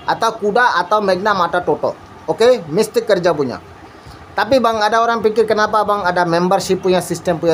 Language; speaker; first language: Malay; non-native, learner; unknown